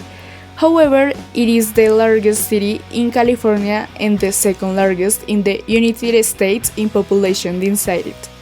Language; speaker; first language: English; non-native, learner; Spanish